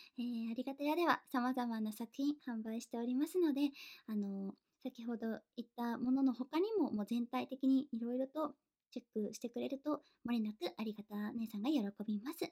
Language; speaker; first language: Japanese; native; Japanese